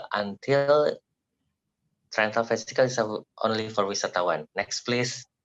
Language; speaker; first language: English; non-native, learner; Indonesian